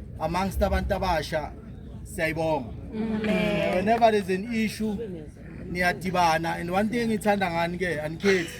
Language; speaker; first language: Zulu; native; Zulu